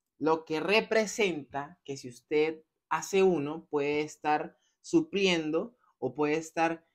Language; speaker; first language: Spanish; native; Spanish